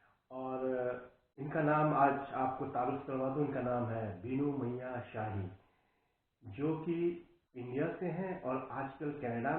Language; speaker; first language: Hindi; native; Hindi